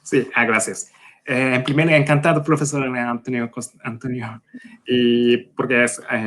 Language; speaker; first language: Spanish; non-native, learner; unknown